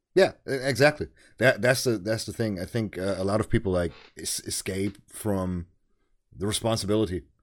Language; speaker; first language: English; non-native, fluent; German